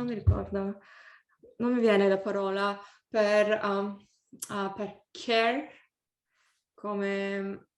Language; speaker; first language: Italian; non-native, learner; English